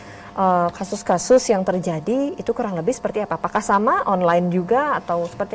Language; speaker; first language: Indonesian; native; Indonesian